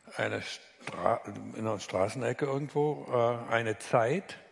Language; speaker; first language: German; native; German